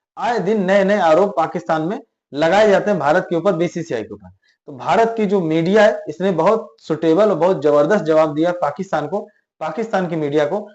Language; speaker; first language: Hindi; native; Hindi